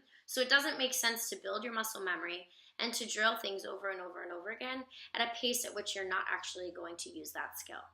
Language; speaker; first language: English; native; English